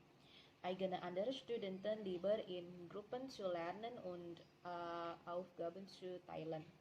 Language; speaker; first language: German; non-native, learner; Indonesian